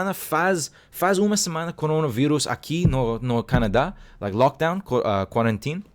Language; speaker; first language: Portuguese; non-native, learner; Cantonese